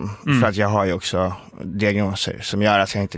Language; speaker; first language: Swedish; native; Swedish